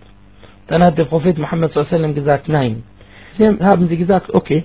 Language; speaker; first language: German; non-native, fluent; Arabic